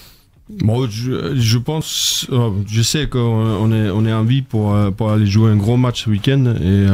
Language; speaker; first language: French; non-native, fluent; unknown